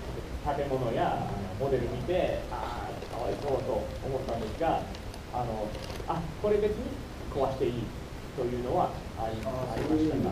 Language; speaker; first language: Japanese; non-native, fluent; English